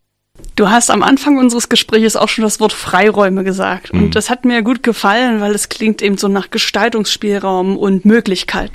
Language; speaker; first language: German; native; German